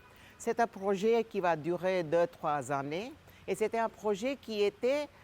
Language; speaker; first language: French; non-native, fluent; Gujarati